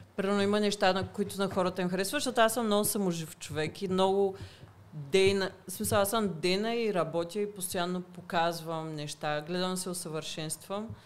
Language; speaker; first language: Bulgarian; early bilingual, heritage; Bulgarian